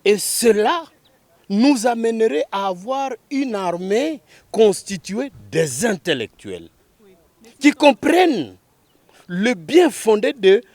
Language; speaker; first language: French; non-native, local second language; Swahili